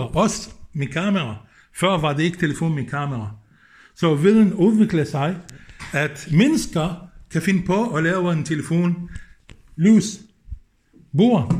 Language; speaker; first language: Danish; non-native, fluent; Arabic